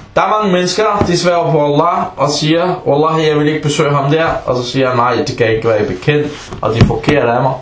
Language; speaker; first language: Danish; non-native, fluent; Arabic